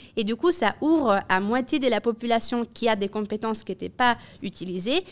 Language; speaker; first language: French; non-native, fluent; Italian